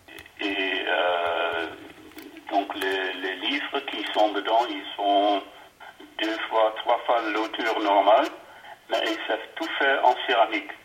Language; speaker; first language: French; non-native, learner; Dutch